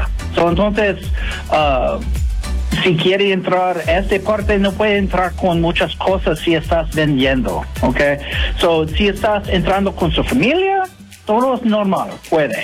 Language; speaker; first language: Spanish; non-native, fluent; English